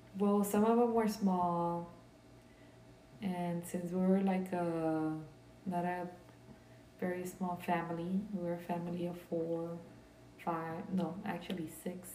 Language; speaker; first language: English; early bilingual, other home language; Spanish